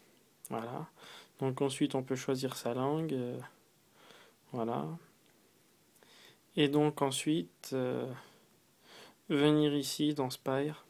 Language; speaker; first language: French; native; French